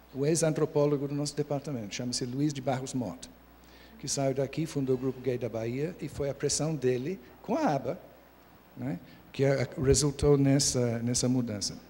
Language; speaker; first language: Portuguese; non-native, fluent; English